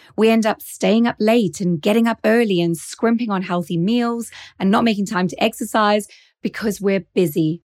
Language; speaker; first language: English; native; English